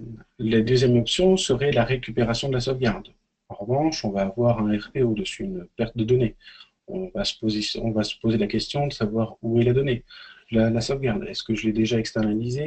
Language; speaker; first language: French; native; French